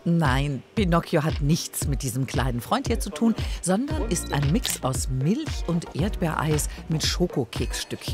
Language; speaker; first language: German; native; German